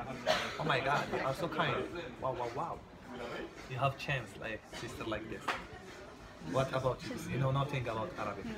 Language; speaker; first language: English; non-native, learner; Arabic